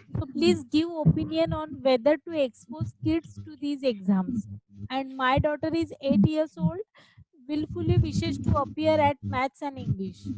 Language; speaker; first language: English; non-native, local second language; Marathi